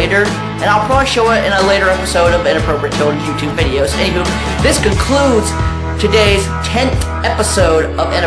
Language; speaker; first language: English; native; English